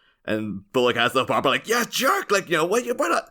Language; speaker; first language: English; native; English